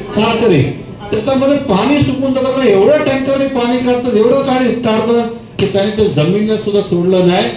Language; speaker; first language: Marathi; non-native, local second language; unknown